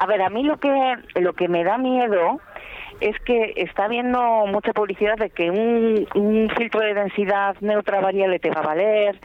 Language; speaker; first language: Spanish; native; Spanish